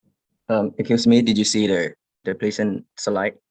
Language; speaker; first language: English; non-native, learner; Lao